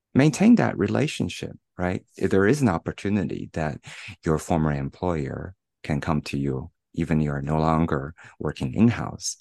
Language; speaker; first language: English; non-native, fluent; Chinese